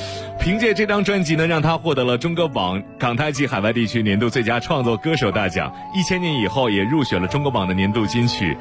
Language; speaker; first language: Chinese; native; Chinese